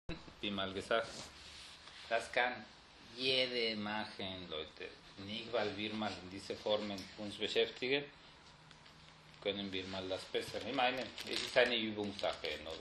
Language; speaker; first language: German; non-native, fluent; Spanish